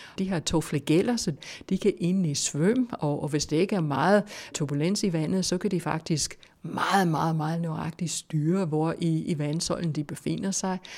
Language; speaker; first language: Danish; non-native, fluent; English